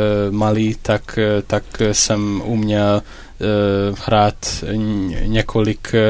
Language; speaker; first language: Czech; non-native, fluent; Hungarian